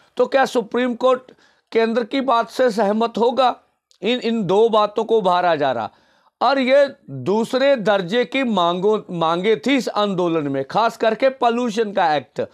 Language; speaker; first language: Hindi; non-native, local second language; Punjabi